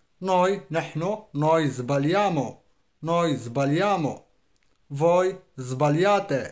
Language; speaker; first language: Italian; non-native, fluent; Arabic